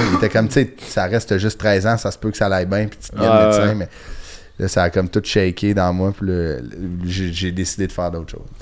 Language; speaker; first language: French; native; French